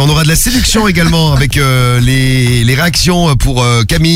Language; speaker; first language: French; native; French